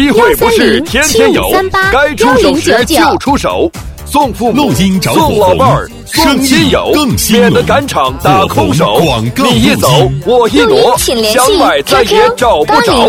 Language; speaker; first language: Chinese; native; Chinese